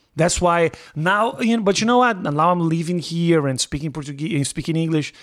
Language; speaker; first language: English; non-native, fluent; Portuguese